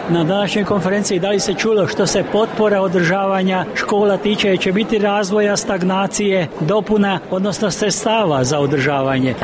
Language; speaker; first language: Croatian; early bilingual, heritage; Croatian